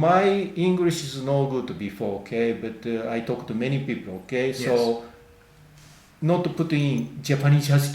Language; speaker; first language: English; non-native, learner; Japanese